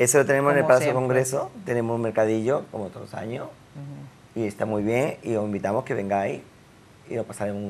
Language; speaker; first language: Spanish; native; Spanish